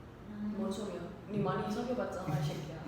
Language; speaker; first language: Korean; non-native, learner; Indonesian